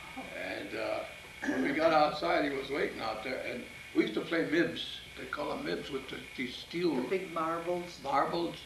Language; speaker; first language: English; early bilingual, other home language; Italian